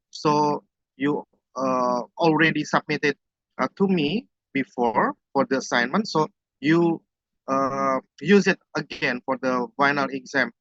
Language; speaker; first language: English; non-native, fluent; Indonesian